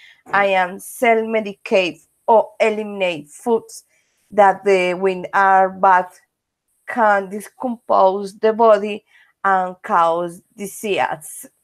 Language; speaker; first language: English; non-native, learner; Spanish